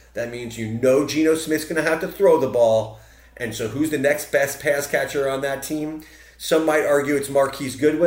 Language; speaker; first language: English; native; English